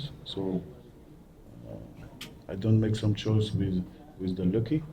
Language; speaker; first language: English; non-native, learner; French